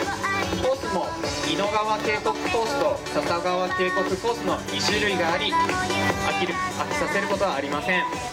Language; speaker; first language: Japanese; native; Japanese